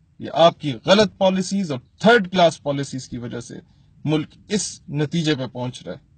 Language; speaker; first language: Urdu; non-native, local second language; Punjabi